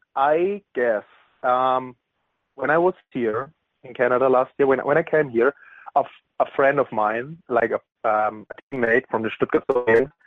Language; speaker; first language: English; non-native, fluent; German